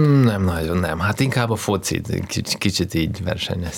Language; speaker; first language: Hungarian; non-native, learner; Russian